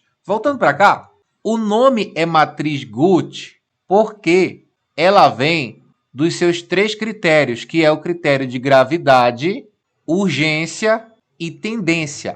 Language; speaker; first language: Portuguese; native; Portuguese